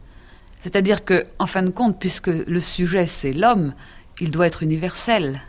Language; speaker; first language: French; native; French